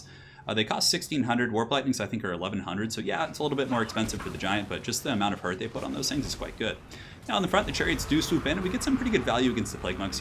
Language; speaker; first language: English; native; English